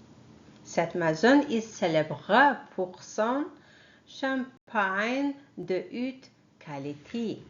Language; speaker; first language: French; non-native, learner; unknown